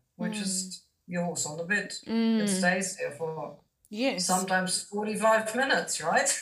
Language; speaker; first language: English; non-native, fluent; German